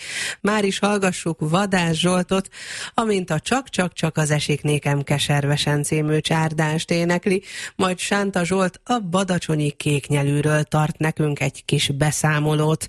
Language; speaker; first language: Hungarian; native; Hungarian